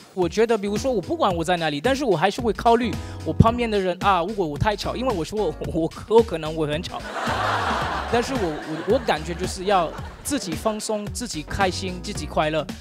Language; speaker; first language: Chinese; non-native, fluent; Haitian Creole